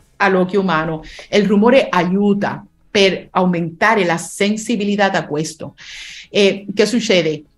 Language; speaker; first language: Italian; non-native, learner; Spanish